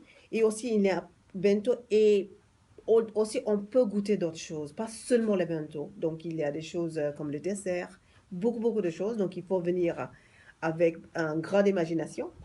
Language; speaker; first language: French; non-native, fluent; English